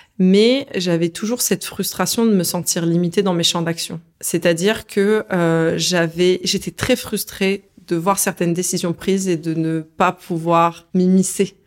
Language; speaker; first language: French; early bilingual, other home language; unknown